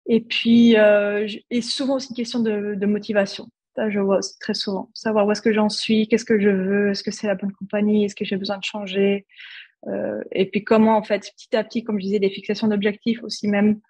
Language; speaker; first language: French; non-native, fluent; German